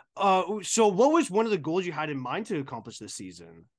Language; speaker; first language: English; native; English